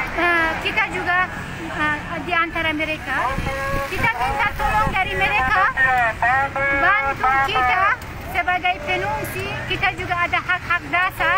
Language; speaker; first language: Indonesian; non-native, fluent; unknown